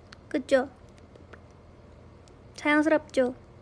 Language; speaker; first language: Korean; non-native, fluent; Chinese